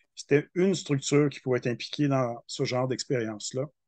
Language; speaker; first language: French; native; French